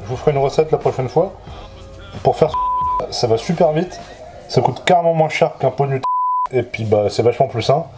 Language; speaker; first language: French; native; French